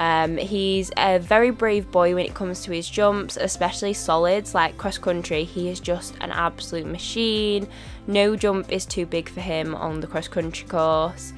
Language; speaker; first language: English; native; English